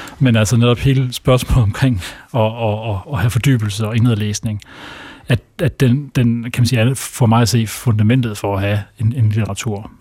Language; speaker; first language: Danish; native; Danish